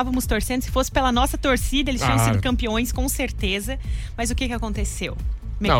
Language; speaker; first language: Portuguese; native; Portuguese